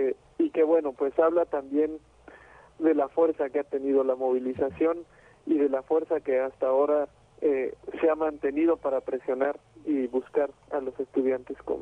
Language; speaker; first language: Spanish; native; Spanish